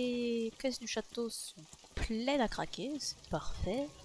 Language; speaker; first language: French; native; French